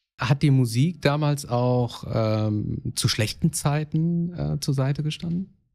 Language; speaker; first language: German; early bilingual, other home language; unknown